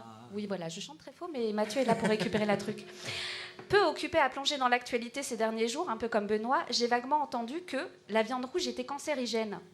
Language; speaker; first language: French; native; French